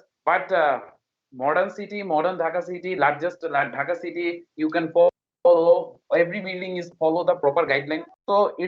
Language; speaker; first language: English; non-native, learner; Bangla